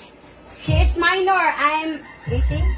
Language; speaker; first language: English; non-native, learner; Filipino